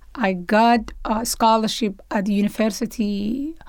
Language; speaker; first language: English; non-native, learner; Somali